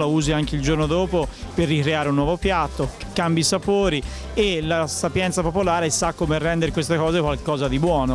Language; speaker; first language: Italian; native; Italian